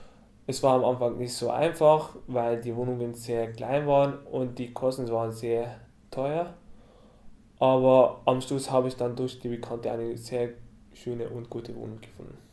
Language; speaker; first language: German; early bilingual, other home language; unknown